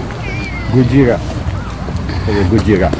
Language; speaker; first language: Japanese; non-native, learner; Portuguese